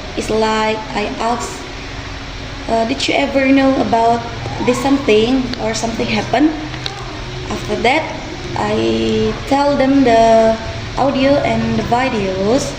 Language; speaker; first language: English; non-native, fluent; Indonesian